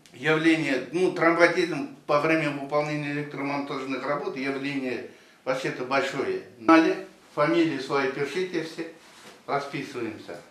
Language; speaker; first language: Russian; non-native, local second language; Kazakh